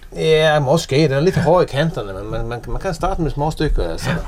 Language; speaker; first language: Danish; non-native, local second language; Faroese